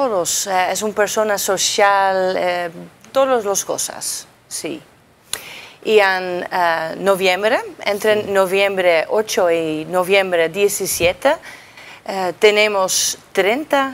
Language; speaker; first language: Spanish; non-native, learner; Dutch